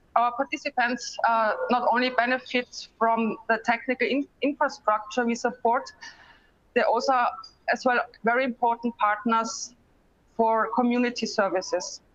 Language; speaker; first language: English; non-native, fluent; German